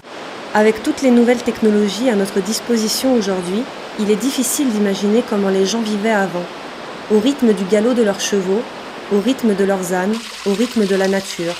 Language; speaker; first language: French; native; French